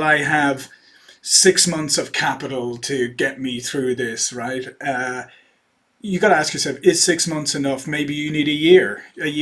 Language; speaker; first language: English; native; English